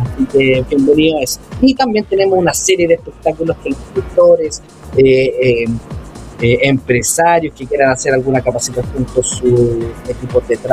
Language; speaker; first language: Spanish; native; Spanish